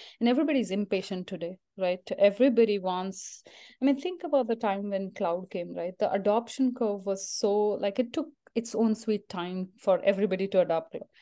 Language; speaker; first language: English; non-native, local second language; Marathi